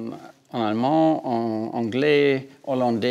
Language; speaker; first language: French; non-native, learner; German